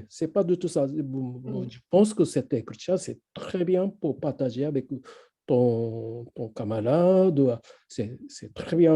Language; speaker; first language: French; non-native, fluent; Japanese